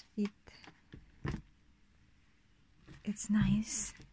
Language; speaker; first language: English; non-native, fluent; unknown